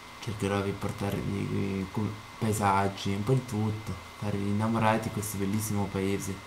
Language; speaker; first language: Italian; native; Italian